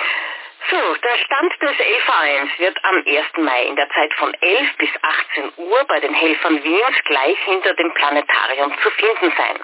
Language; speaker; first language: German; native; German